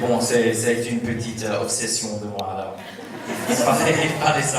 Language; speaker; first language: French; non-native, fluent; English